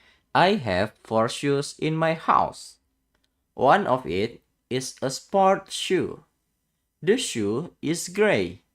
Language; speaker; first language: English; non-native, learner; Indonesian